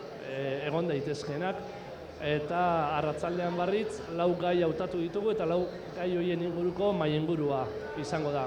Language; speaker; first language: Basque; native; Basque